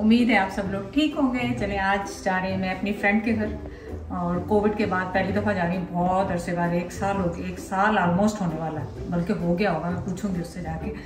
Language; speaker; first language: Urdu; native; Urdu